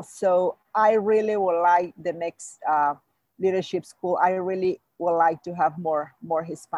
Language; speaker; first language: English; non-native, fluent; Spanish